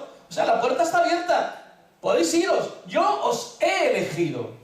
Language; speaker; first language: Spanish; native; Spanish